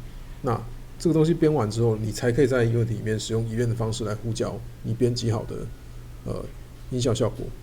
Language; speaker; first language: Chinese; native; Chinese